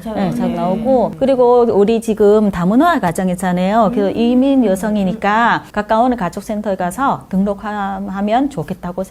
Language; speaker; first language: Korean; non-native, learner; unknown